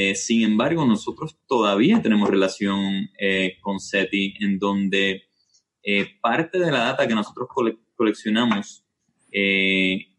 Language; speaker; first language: Spanish; native; Spanish